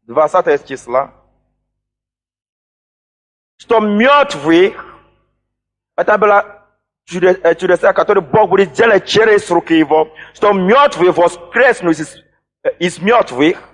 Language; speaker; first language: Russian; non-native, fluent; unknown